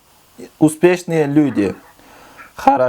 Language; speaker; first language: Russian; non-native, local second language; Kyrgyz